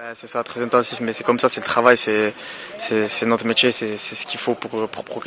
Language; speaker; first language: French; native; French